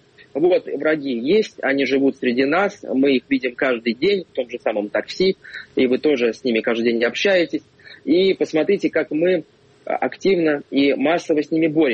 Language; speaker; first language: Russian; native; Russian